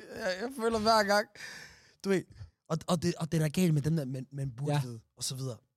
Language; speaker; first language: Danish; early bilingual, other home language; Somali